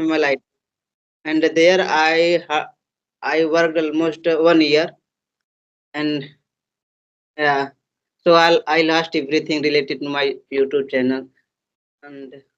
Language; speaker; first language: English; non-native, learner; Hindi